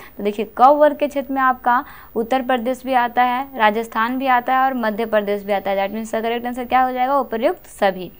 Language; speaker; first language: Hindi; native; Hindi